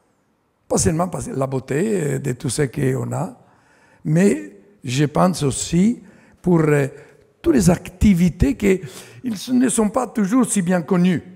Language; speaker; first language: French; non-native, fluent; Italian